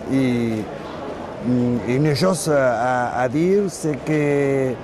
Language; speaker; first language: French; non-native, learner; Spanish